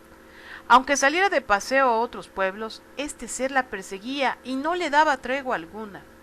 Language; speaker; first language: Spanish; native; Spanish